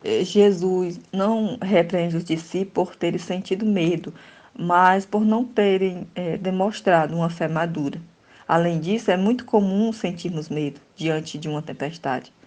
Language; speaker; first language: Portuguese; native; Portuguese